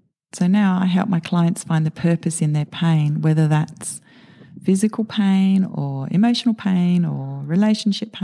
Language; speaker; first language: English; native; English